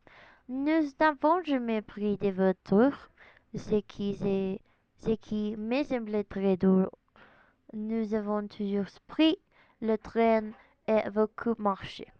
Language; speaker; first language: French; non-native, learner; Spanish